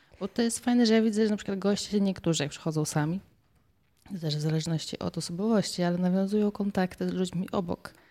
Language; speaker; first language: Polish; native; Polish